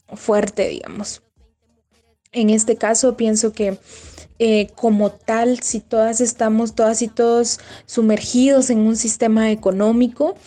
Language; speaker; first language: Spanish; native; Spanish